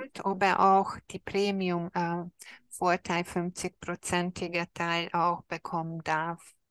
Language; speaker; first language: German; non-native, fluent; Hungarian